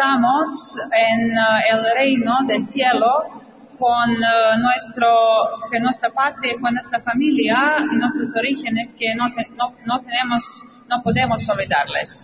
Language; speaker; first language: Spanish; non-native, fluent; Serbian